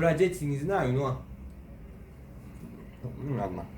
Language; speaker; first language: Russian; early bilingual, heritage; Russian